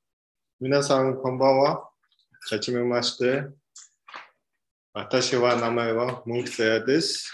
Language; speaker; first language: Japanese; non-native, learner; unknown